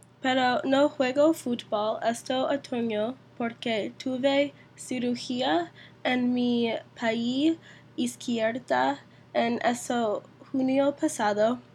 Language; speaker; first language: Spanish; non-native, learner; English